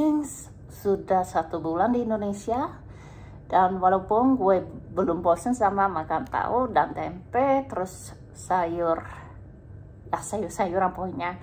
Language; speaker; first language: Indonesian; non-native, fluent; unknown